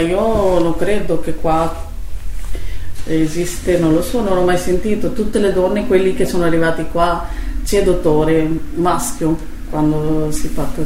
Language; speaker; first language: Italian; non-native, learner; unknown